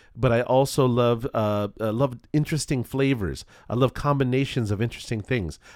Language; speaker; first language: English; native; English